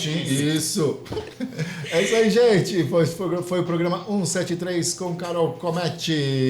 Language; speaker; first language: Portuguese; native; Portuguese